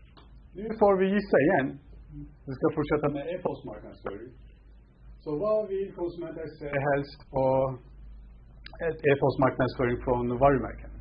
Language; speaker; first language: Swedish; non-native, fluent; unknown